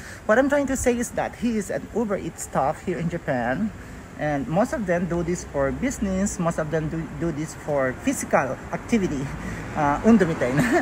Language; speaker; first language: English; non-native, local second language; Filipino